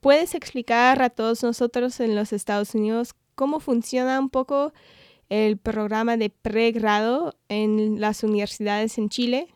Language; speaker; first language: Spanish; non-native, fluent; English